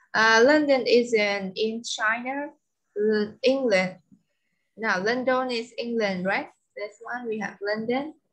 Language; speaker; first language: English; non-native, fluent; Vietnamese